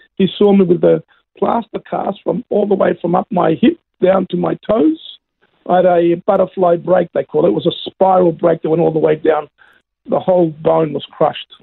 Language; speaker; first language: English; native; English